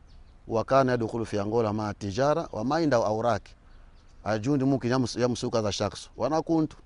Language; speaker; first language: Arabic; non-native, learner; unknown